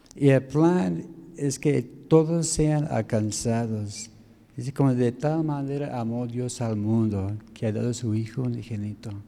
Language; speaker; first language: Spanish; non-native, fluent; English